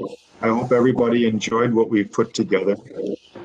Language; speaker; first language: English; native; English